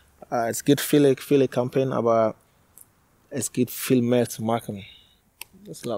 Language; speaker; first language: German; non-native, learner; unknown